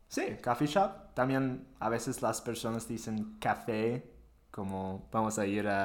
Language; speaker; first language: Spanish; non-native, fluent; English